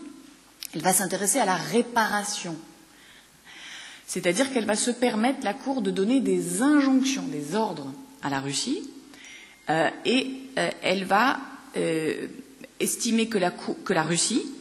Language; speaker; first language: French; native; French